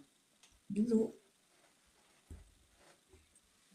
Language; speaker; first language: French; native; French